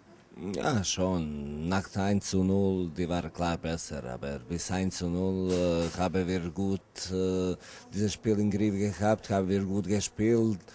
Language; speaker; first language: German; non-native, learner; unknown